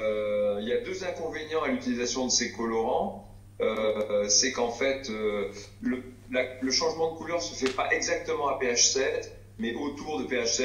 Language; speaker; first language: French; native; French